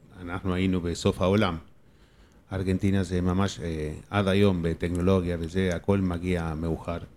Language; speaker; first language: Hebrew; non-native, fluent; Spanish